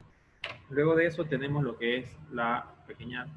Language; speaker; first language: Spanish; native; Spanish